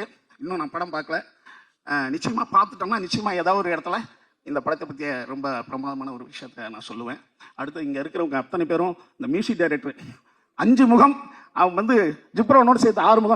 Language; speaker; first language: Tamil; native; Tamil